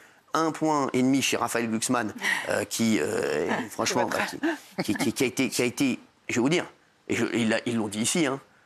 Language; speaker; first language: French; native; French